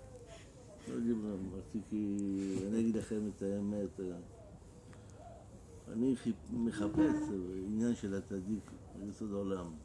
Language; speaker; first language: Hebrew; non-native, fluent; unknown